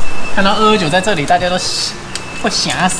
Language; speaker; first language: Chinese; native; Chinese